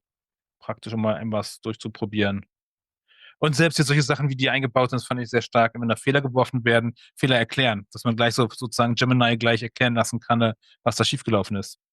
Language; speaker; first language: German; native; German